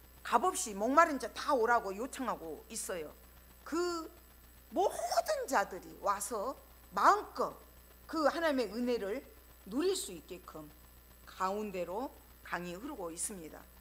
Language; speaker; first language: Korean; native; Korean